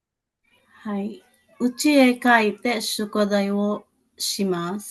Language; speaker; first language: Japanese; non-native, learner; Filipino